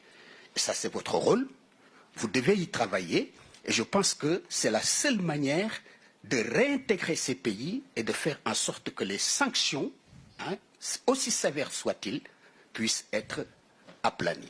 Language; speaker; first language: French; non-native, local second language; Wolof